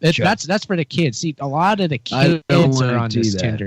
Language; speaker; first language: English; native; English